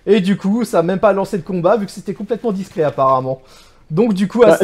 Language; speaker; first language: French; native; French